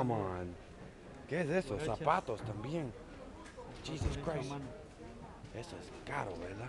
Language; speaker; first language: Spanish; non-native, fluent; English